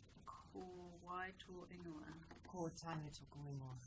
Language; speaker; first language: Māori; non-native, learner; English